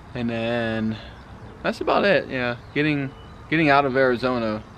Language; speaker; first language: English; native; English